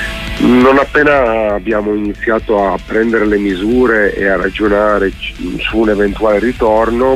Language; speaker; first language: Italian; native; Italian